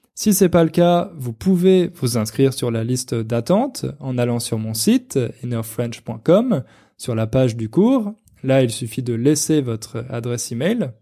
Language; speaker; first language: French; native; French